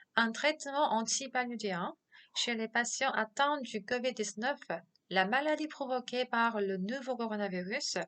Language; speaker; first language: French; non-native, fluent; Korean